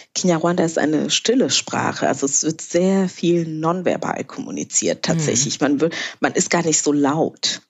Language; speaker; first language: German; early bilingual, other home language; Kinyarwanda